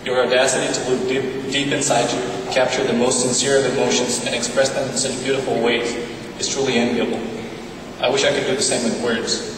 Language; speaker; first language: English; non-native, fluent; Bulgarian